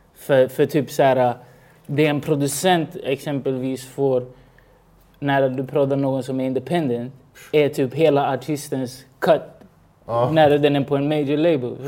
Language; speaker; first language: Swedish; early bilingual, other home language; Spanish